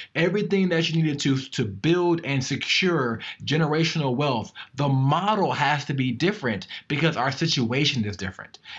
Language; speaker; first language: English; native; English